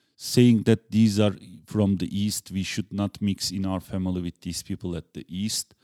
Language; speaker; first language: English; non-native, fluent; Turkish